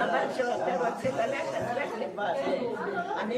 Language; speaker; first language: Hebrew; non-native, fluent; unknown